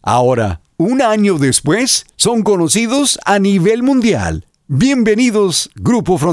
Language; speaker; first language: Spanish; early bilingual, heritage; Spanish